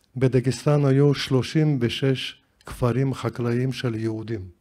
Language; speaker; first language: Hebrew; non-native, fluent; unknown